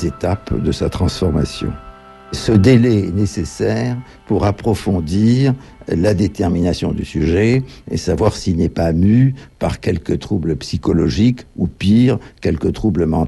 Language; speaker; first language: French; native; French